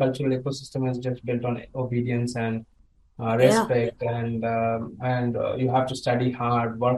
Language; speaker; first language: English; non-native, local second language; Tamil